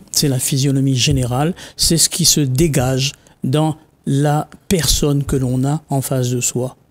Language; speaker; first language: French; non-native, local second language; Réunion Creole French